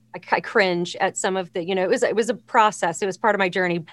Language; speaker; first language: English; native; English